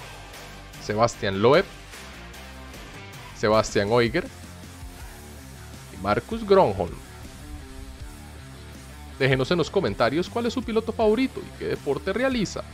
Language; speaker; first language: Spanish; native; Spanish